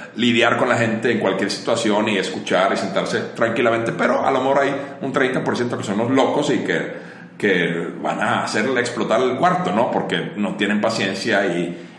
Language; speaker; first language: Spanish; non-native, fluent; Finnish